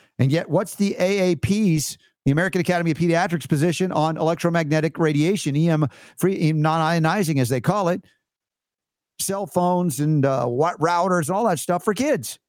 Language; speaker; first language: English; native; English